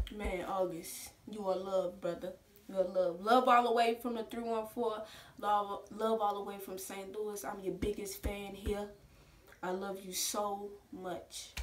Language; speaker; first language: English; native; English